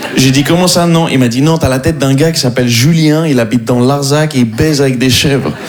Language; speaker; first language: French; native; French